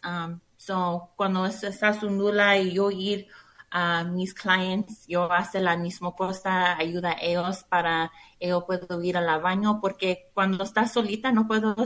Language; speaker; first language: Spanish; non-native, learner; English